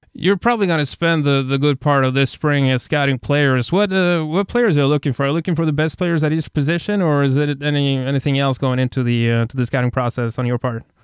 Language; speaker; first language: English; non-native, fluent; Norwegian